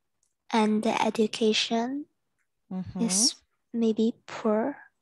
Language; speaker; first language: English; non-native, learner; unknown